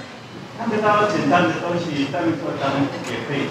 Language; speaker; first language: Chinese; non-native, learner; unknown